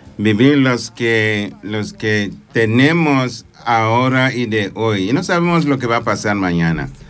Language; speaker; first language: Spanish; non-native, fluent; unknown